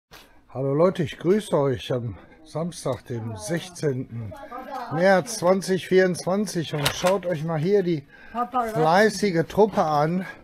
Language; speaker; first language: German; native; German